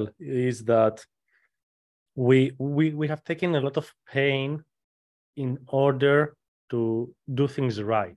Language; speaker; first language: English; non-native, fluent; Greek